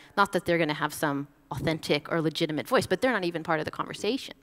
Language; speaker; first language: English; native; English